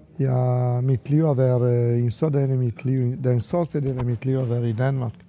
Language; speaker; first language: Danish; non-native, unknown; Italian